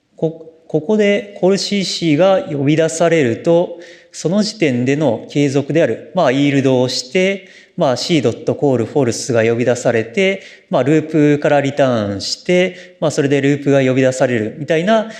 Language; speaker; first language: Japanese; native; Japanese